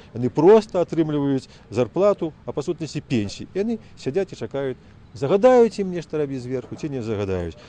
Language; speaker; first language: Belarusian; native; Belarusian